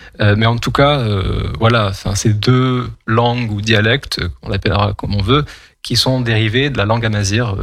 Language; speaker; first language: French; non-native, local second language; Kabyle